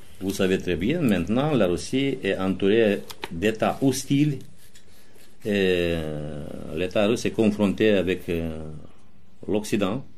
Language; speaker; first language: French; non-native, fluent; Romanian